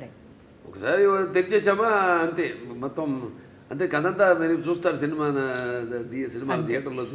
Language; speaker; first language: Telugu; native; Telugu